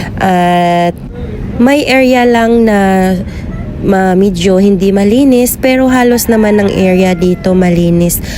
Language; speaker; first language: Filipino; non-native, local second language; Cebuano